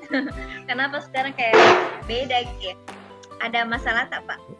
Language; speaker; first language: Indonesian; non-native, local second language; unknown